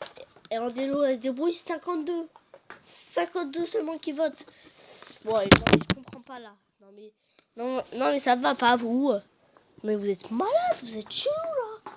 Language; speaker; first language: French; native; French